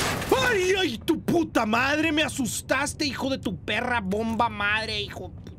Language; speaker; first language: Spanish; early bilingual, heritage; Spanish